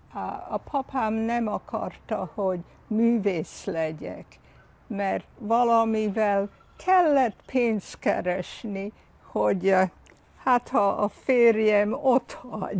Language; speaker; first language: Hungarian; early bilingual, heritage; Hungarian